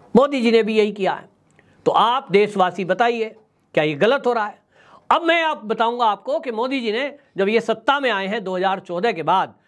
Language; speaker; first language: Hindi; native; Hindi